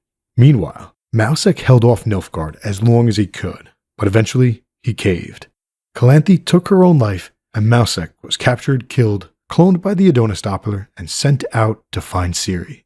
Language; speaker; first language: English; native; English